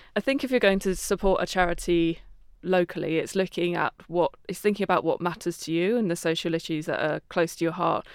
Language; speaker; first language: English; native; English